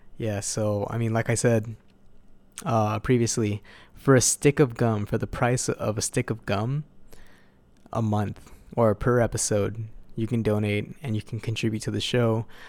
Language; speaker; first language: English; native; English